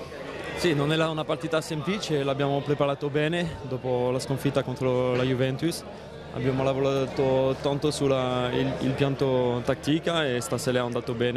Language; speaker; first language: Italian; non-native, fluent; French